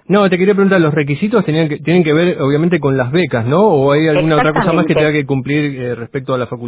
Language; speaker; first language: Spanish; native; Spanish